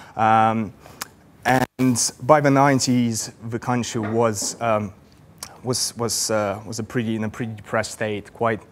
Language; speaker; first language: English; non-native, fluent; Russian